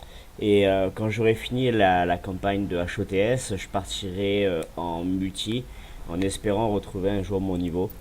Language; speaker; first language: French; native; French